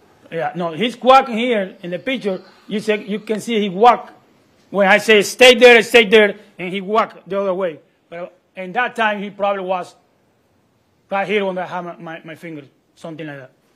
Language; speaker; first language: English; non-native, learner; Spanish